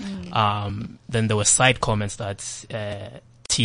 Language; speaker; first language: English; non-native, local second language; Zulu